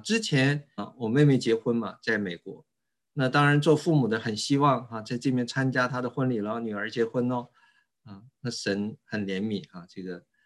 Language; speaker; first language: Chinese; native; Chinese